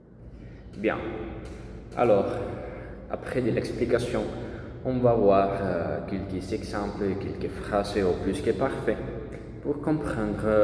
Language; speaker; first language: French; non-native, learner; Spanish